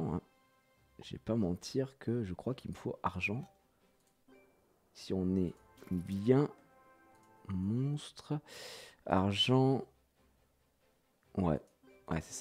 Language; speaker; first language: French; native; French